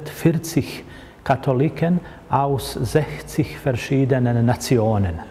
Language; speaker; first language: German; non-native, fluent; Croatian